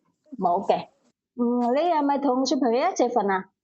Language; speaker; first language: Cantonese; native; Cantonese